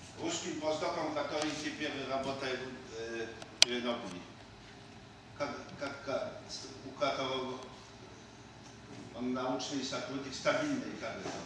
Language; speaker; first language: Russian; non-native, fluent; Polish